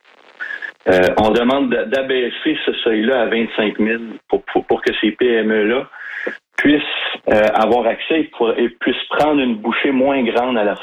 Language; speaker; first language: French; native; French